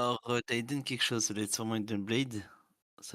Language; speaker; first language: French; native; French